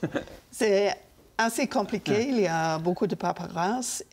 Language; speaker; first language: French; non-native, fluent; English